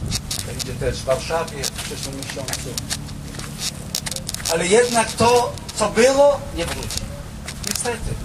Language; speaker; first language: Polish; non-native, fluent; Hebrew